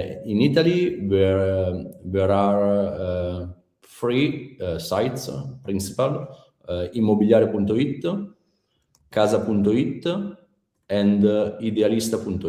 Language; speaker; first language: English; non-native, learner; Italian